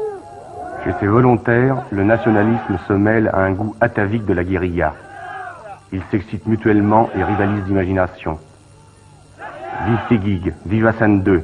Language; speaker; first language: French; native; French